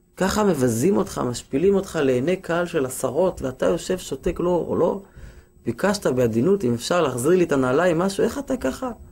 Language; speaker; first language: Hebrew; native; Hebrew